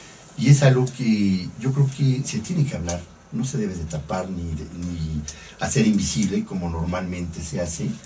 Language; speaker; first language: Spanish; native; Spanish